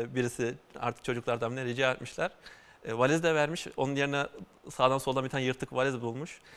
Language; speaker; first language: Turkish; native; Turkish